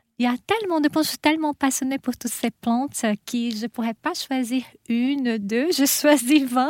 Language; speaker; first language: French; non-native, fluent; Portuguese